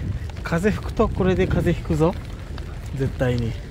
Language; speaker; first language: Japanese; native; Japanese